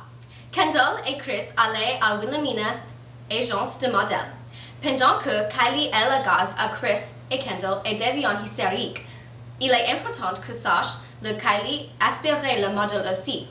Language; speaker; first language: French; non-native, learner; English